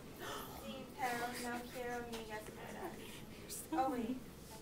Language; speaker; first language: Spanish; non-native, learner; English